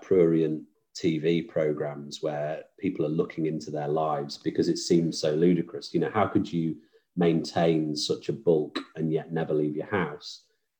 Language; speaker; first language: English; native; English